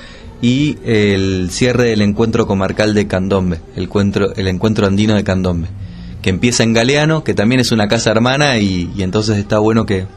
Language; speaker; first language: Spanish; native; Spanish